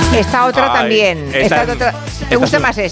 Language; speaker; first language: Spanish; native; Spanish